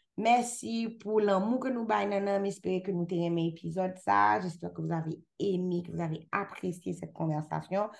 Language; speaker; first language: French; non-native, local second language; Haitian Creole